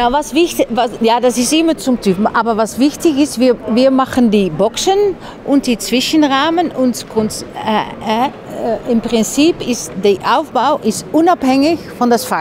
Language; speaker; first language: German; non-native, fluent; Dutch